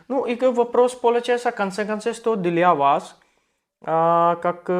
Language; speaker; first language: Russian; non-native, learner; Hindi